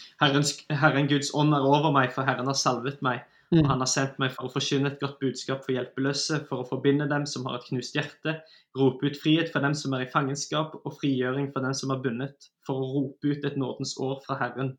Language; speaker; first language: Norwegian; native; Norwegian